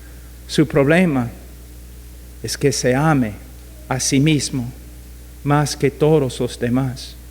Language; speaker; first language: Spanish; non-native, fluent; English